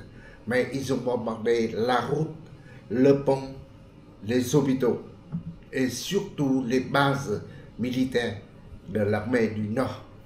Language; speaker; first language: French; non-native, fluent; Vietnamese